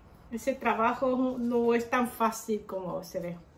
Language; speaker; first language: Spanish; native; Spanish